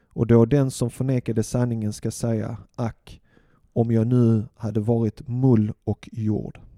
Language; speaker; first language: Swedish; early bilingual, other home language; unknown